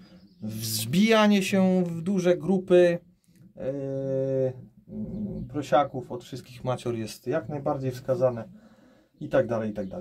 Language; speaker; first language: Polish; native; Polish